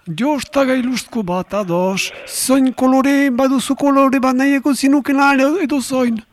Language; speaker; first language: Basque; native; Basque